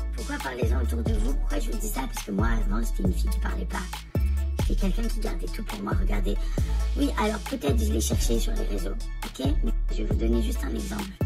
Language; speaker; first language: French; native; French